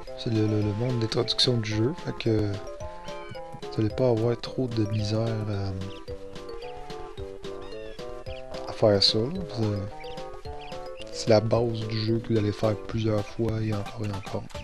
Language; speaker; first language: French; native; French